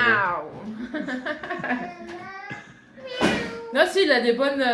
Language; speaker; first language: French; native; French